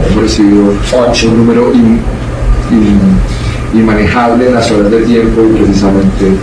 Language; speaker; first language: Spanish; native; Spanish